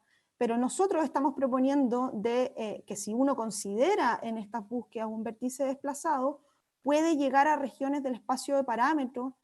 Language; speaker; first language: Spanish; native; Spanish